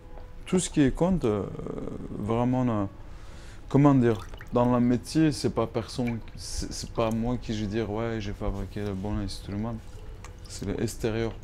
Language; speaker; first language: French; non-native, learner; Kurdish